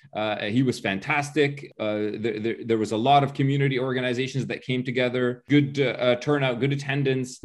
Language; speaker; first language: English; early bilingual, other home language; Arabic